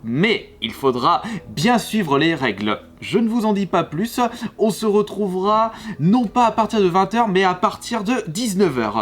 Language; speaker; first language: French; native; French